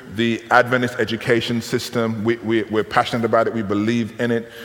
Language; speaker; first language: English; native; English